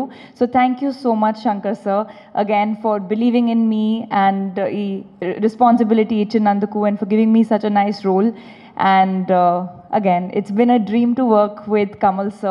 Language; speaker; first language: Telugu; non-native, fluent; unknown